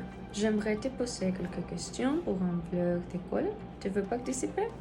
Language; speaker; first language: French; non-native, learner; Spanish